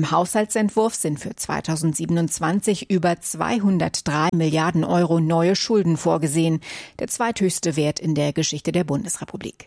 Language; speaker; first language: German; native; German